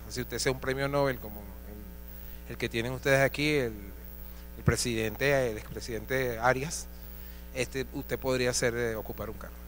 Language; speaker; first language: Spanish; native; Spanish